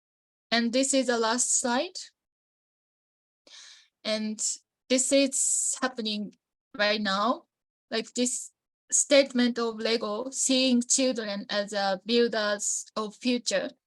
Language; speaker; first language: English; non-native, learner; Japanese